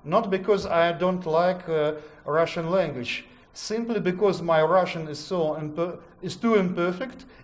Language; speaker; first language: English; non-native, fluent; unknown